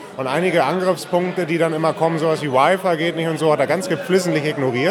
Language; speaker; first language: German; native; German